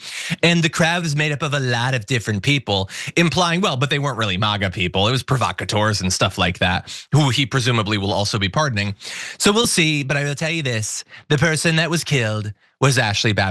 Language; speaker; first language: English; native; English